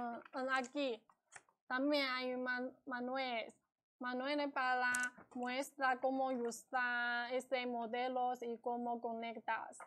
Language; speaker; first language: Spanish; non-native, learner; Chinese